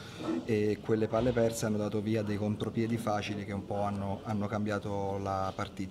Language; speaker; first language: Italian; native; Italian